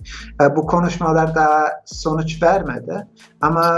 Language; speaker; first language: Turkish; early bilingual, heritage; Turkish